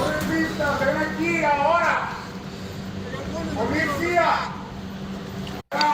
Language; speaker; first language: Spanish; non-native, learner; English